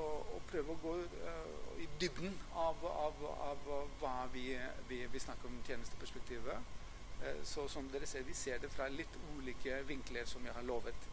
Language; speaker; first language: Norwegian; non-native, fluent; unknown